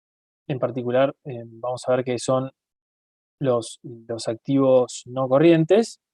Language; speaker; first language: Spanish; native; Spanish